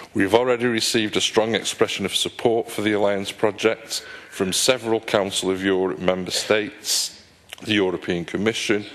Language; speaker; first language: English; native; English